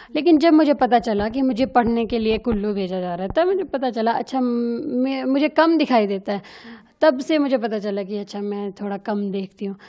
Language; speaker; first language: Hindi; native; Hindi